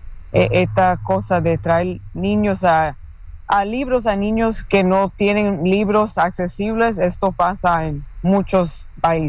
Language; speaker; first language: Spanish; non-native, fluent; English